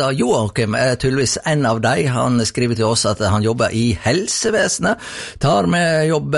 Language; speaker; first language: Norwegian; native; Norwegian